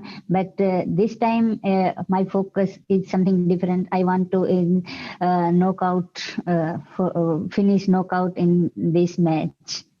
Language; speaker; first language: English; non-native, learner; Hindi